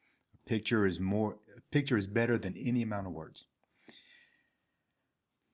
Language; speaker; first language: English; native; English